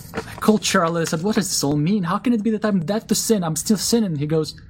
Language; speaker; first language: English; early bilingual, other home language; Russian